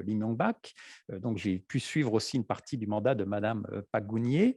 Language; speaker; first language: French; native; French